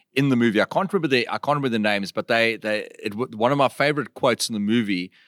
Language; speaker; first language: English; native; English